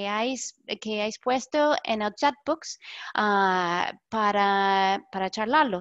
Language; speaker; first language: Spanish; non-native, fluent; English